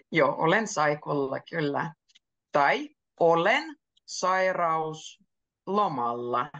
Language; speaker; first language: Finnish; native; Finnish